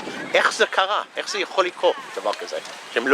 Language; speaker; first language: Hebrew; non-native, fluent; English